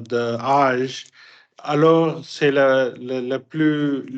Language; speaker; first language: French; non-native, fluent; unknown